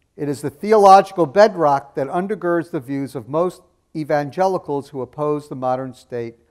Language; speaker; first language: English; native; English